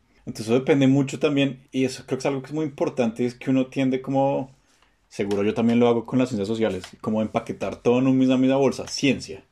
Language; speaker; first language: Spanish; native; Spanish